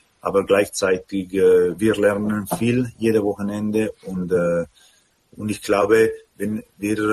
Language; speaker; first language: German; non-native, learner; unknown